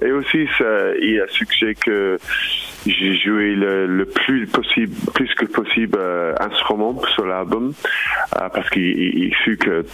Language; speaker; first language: French; non-native, learner; English